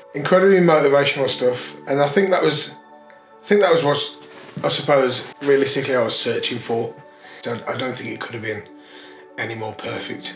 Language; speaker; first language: English; native; English